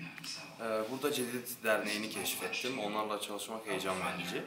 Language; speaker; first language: Turkish; non-native, learner; Arabic